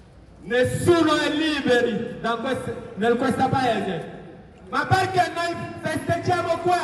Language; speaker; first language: Italian; non-native, learner; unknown